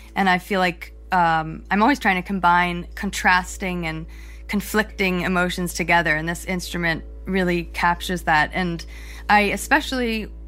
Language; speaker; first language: English; native; English